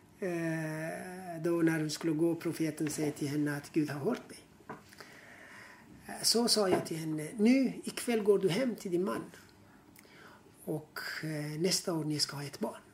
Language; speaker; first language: Swedish; non-native, fluent; Persian